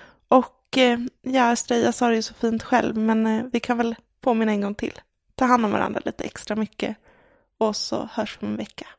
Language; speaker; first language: Swedish; native; Swedish